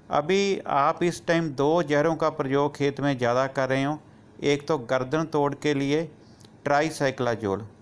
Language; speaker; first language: Hindi; non-native, local second language; Punjabi